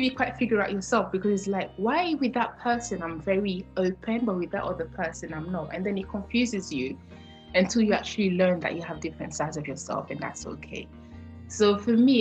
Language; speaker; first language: English; non-native, fluent; French